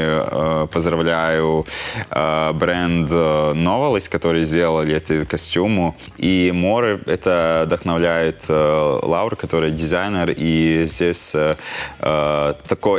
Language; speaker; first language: Russian; non-native, local second language; Latvian